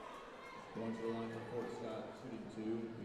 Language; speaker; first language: English; native; English